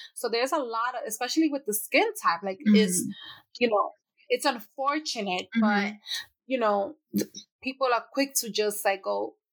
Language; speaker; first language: English; native; English